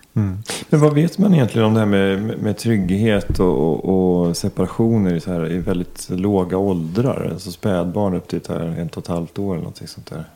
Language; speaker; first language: Swedish; native; Swedish